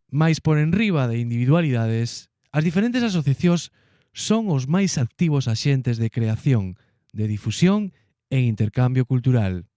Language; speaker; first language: Galician; native; Galician